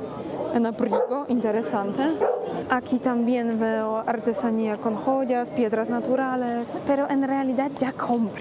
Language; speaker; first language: Spanish; non-native, fluent; Polish